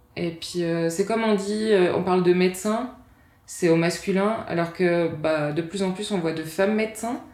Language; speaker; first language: French; native; French